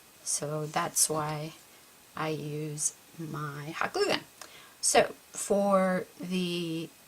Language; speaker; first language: English; native; English